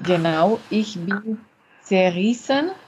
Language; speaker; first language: German; non-native, learner; French